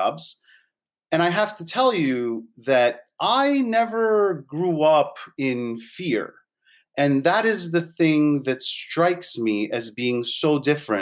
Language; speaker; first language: English; native; English